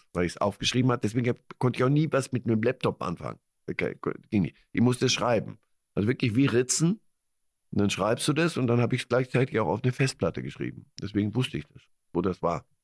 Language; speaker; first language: German; early bilingual, other home language; Polish